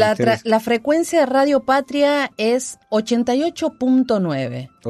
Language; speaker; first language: Italian; non-native, learner; Spanish